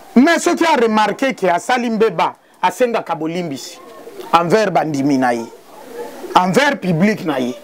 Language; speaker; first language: Lingala; non-native, local second language; Kituba (Democratic Republic of Congo)